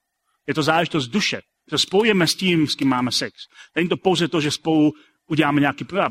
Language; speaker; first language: Czech; native; Czech